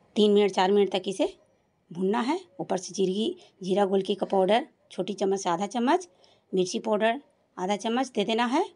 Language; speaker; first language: Hindi; native; Hindi